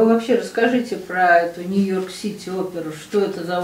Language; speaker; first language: Russian; native; Russian